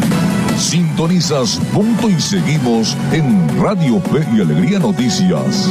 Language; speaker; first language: Spanish; native; Spanish